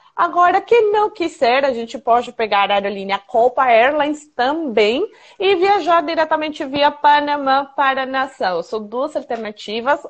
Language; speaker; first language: Portuguese; non-native, fluent; Spanish